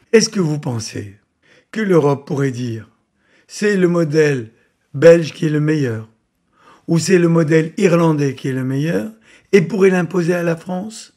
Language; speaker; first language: French; native; French